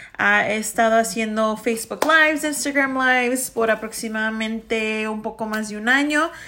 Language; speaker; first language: Spanish; early bilingual, heritage; Spanish